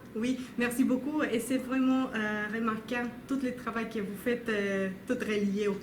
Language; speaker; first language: French; non-native, learner; Spanish